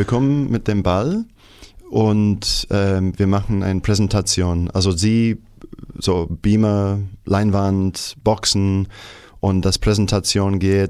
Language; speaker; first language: German; non-native, fluent; English